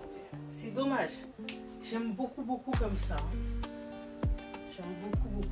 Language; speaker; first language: French; native; French